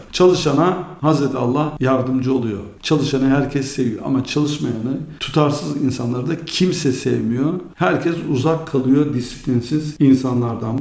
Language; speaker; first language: Turkish; early bilingual, heritage; Turkish